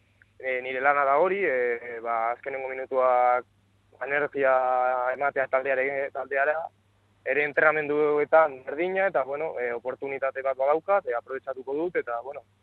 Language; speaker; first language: Basque; non-native, local second language; Spanish